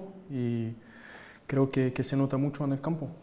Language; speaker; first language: Spanish; non-native, fluent; French